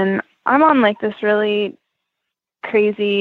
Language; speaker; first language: English; native; English